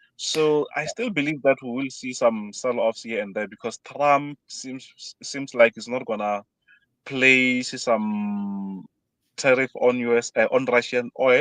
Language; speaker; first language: English; non-native, fluent; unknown